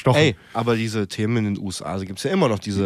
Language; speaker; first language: German; native; German